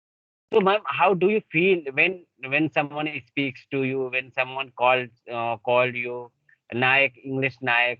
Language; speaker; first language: English; non-native, learner; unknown